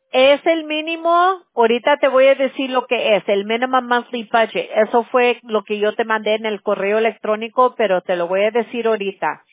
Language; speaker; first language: Spanish; early bilingual, other home language; English